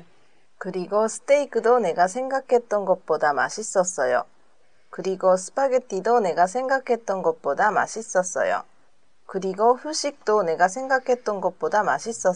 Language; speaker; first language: Korean; non-native, learner; Japanese